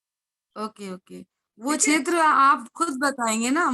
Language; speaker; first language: Hindi; native; Hindi